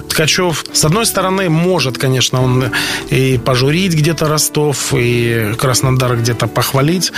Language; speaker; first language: Russian; native; Russian